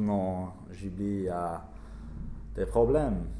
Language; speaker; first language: French; non-native, learner; English